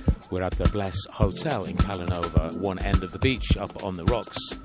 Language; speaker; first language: English; native; English